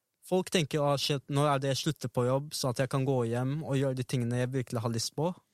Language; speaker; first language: Norwegian; early bilingual, other home language; Arabic